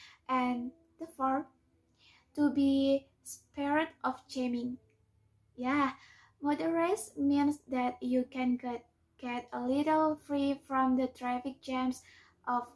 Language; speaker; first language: English; non-native, learner; Indonesian